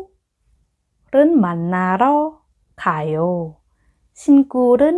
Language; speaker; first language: Korean; non-native, fluent; Lao